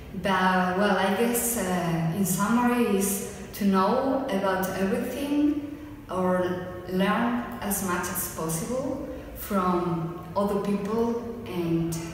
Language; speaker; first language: English; non-native, fluent; Spanish